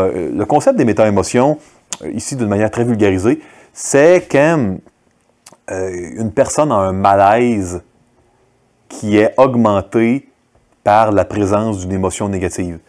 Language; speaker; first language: French; native; French